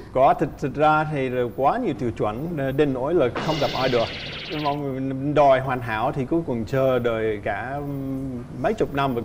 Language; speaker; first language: Vietnamese; non-native, fluent; English